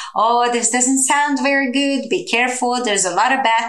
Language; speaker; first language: English; non-native, fluent; Hungarian